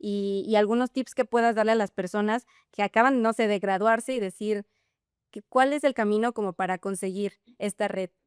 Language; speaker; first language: Spanish; native; Spanish